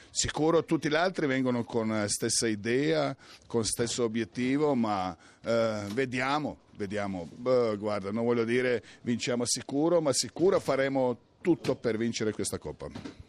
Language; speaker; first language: Italian; non-native, fluent; Croatian